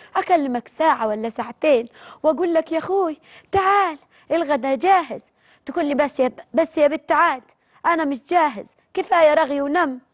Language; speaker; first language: Arabic; native; Arabic